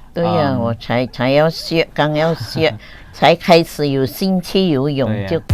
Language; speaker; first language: Chinese; early bilingual, heritage; Chinese